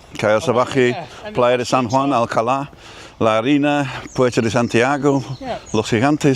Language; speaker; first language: Spanish; non-native, learner; English